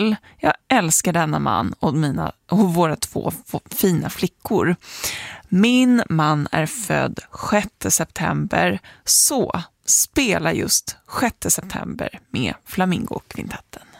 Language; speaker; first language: Swedish; native; Swedish